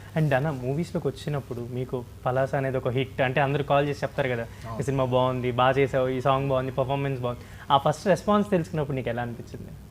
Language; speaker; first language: Telugu; native; Telugu